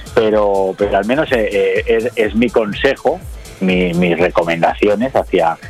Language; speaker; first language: Spanish; native; Spanish